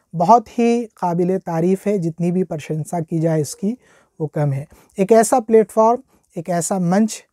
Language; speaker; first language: Hindi; native; Hindi